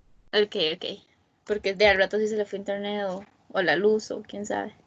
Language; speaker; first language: Spanish; native; Spanish